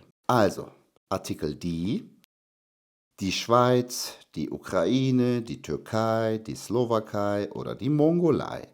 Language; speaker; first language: German; non-native, fluent; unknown